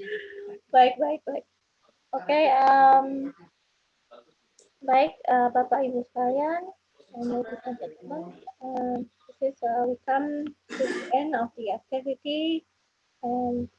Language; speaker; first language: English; non-native, fluent; Indonesian